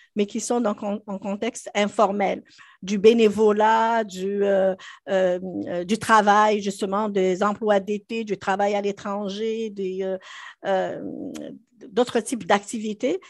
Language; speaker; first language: French; non-native, local second language; Arabic